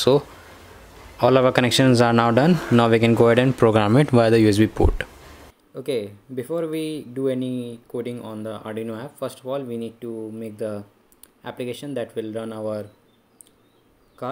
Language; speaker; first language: English; non-native, local second language; Hindi